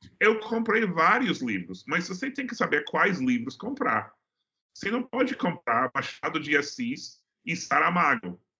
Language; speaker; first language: Portuguese; non-native, fluent; English